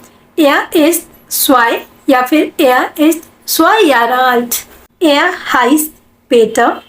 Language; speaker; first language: German; non-native, learner; Hindi